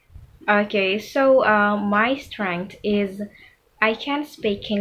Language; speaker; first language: English; non-native, fluent; Indonesian